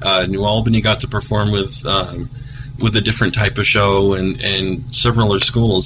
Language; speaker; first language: English; native; English